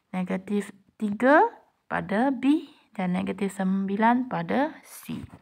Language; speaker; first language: Malay; non-native, local second language; Chinese